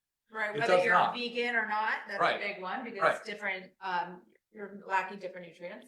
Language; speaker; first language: English; native; English